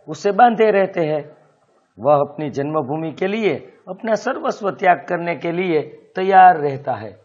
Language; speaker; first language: Hindi; non-native, local second language; Gujarati